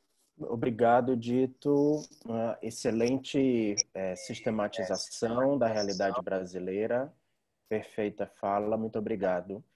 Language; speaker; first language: Portuguese; non-native, fluent; Spanish